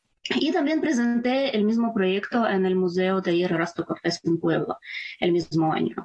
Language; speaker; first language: Spanish; non-native, fluent; Ukrainian